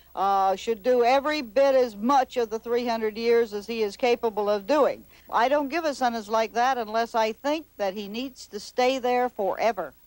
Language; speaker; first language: English; native; English